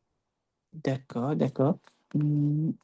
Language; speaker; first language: French; non-native, learner; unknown